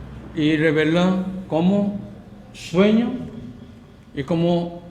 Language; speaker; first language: Spanish; non-native, fluent; Korean